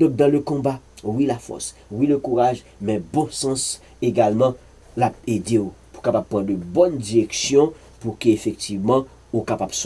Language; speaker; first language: French; non-native, learner; Haitian Creole